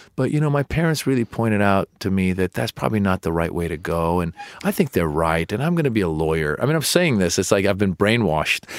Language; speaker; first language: English; early bilingual, other home language; Persian